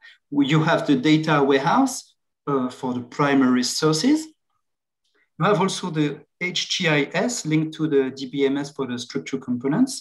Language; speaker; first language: English; non-native, fluent; French